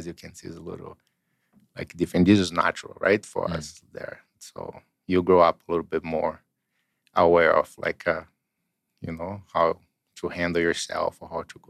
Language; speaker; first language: English; non-native, fluent; Portuguese